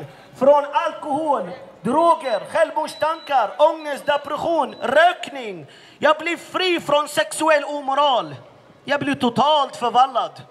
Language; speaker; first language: Swedish; non-native, fluent; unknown